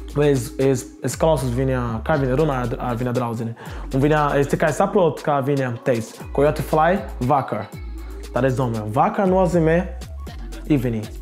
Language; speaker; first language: Latvian; non-native, learner; Portuguese